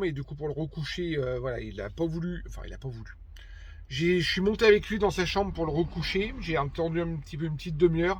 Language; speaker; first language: French; native; French